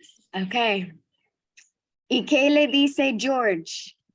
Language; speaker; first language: Spanish; non-native, fluent; English